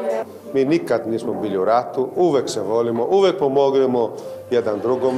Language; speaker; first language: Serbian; non-native, fluent; Greek